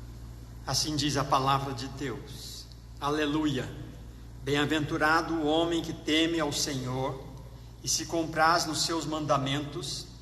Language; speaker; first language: Portuguese; native; Portuguese